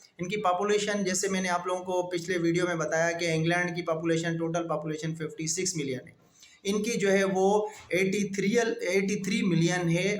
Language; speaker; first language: Urdu; non-native, local second language; Sindhi